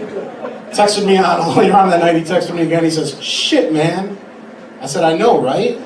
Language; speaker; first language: English; native; English